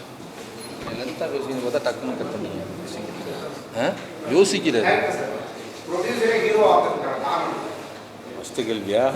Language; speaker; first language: Tamil; native; Tamil